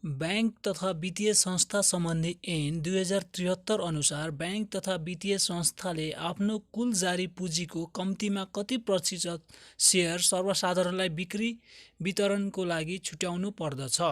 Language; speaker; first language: Nepali; native; Nepali